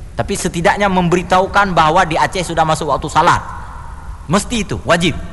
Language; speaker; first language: Indonesian; non-native, local second language; Achinese